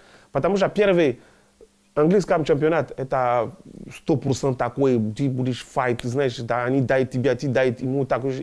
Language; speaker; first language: Russian; non-native, learner; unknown